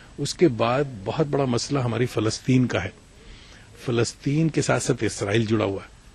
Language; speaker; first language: Urdu; native; Urdu